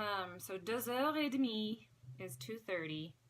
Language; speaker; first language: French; non-native, fluent; English